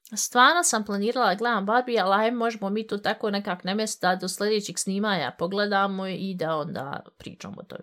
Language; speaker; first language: Bosnian; early bilingual, heritage; Bosnian